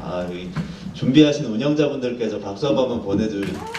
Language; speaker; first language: Korean; native; Korean